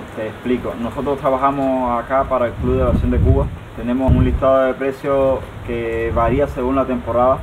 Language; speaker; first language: Spanish; native; Spanish